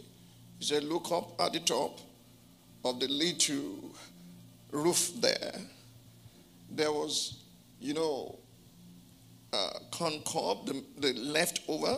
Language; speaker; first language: English; non-native, local second language; Yoruba